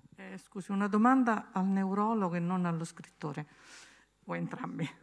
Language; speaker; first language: Italian; native; Italian